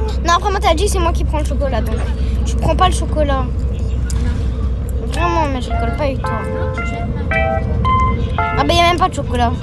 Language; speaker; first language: French; native; French